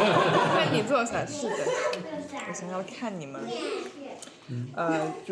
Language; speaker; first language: Chinese; non-native, learner; English